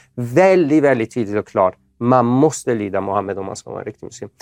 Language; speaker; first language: Swedish; non-native, fluent; Persian